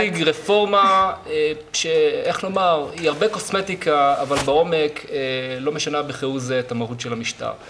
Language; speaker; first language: Hebrew; native; Hebrew